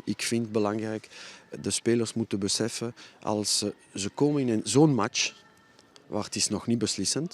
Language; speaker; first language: Dutch; non-native, fluent; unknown